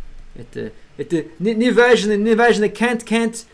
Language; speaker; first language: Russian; non-native, learner; English